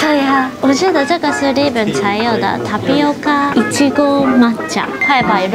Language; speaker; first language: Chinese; non-native, fluent; Japanese